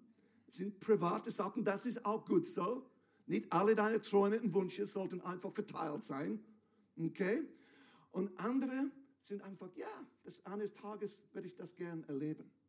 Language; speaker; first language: German; non-native, fluent; English